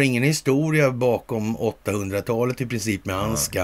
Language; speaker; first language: Swedish; native; Swedish